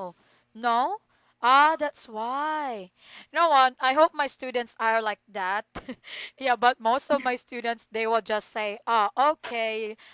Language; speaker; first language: English; non-native, fluent; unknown